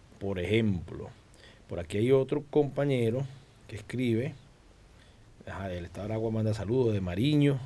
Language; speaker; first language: Spanish; native; Spanish